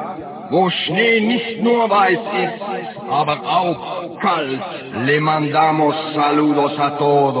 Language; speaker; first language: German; non-native, learner; Dutch